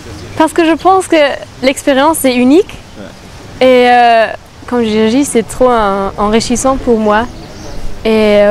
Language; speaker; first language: French; non-native, fluent; German